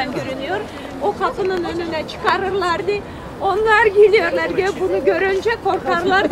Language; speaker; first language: Turkish; non-native, fluent; Russian